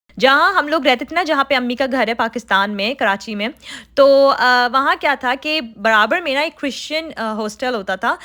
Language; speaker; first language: Hindi; native; Hindi